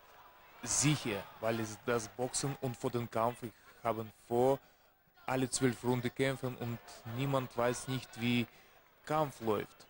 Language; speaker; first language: German; non-native, learner; Russian